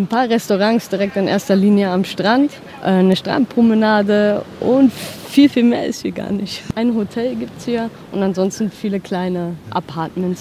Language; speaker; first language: German; native; German